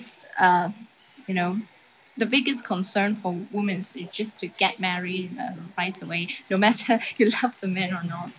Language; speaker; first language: English; non-native, local second language; Cantonese